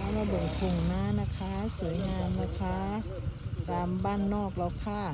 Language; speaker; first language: Thai; native; Thai